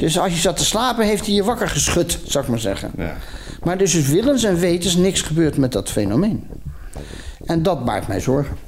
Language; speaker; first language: Dutch; native; Dutch